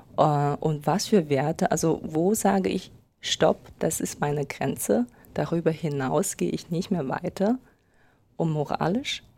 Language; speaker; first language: German; non-native, fluent; Chinese